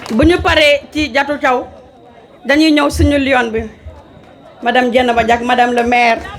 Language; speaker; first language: Wolof; non-native, local second language; Fula